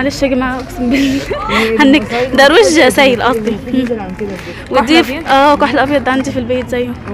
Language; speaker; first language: Arabic; native; Arabic